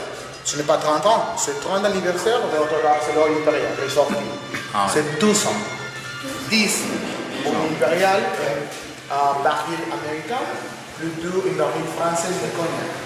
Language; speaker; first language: French; non-native, learner; Spanish